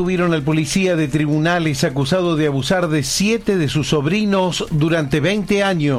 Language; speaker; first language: Spanish; native; Spanish